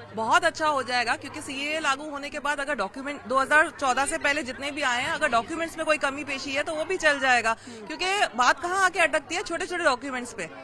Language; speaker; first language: Urdu; early bilingual, other home language; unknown